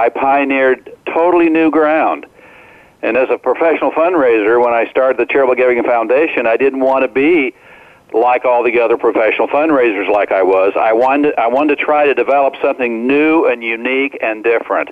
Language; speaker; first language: English; native; English